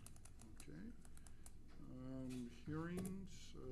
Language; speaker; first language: English; native; English